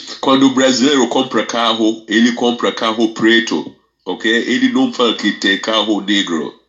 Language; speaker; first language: Portuguese; non-native, fluent; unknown